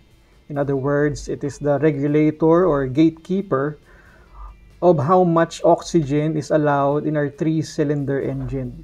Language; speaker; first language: English; non-native, local second language; Filipino